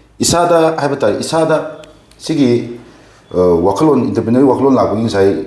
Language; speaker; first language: Manipuri; native; Manipuri